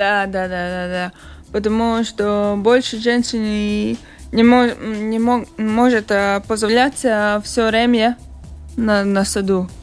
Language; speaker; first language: Russian; non-native, local second language; Latvian